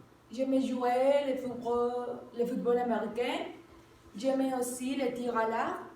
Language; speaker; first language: French; non-native, learner; Spanish